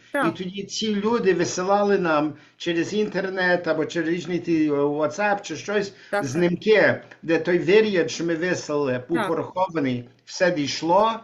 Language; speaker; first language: Ukrainian; early bilingual, heritage; Ukrainian